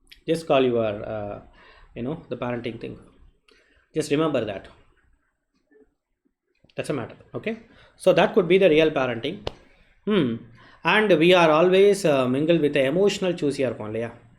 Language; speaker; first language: English; non-native, local second language; Tamil